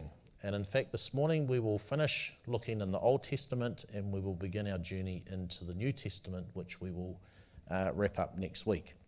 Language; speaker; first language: English; native; English